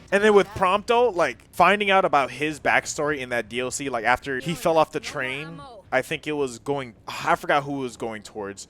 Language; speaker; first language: English; native; English